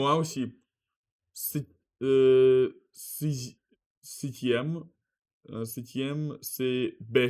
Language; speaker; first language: French; non-native, learner; Russian